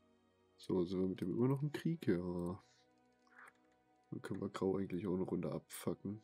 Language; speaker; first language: German; native; German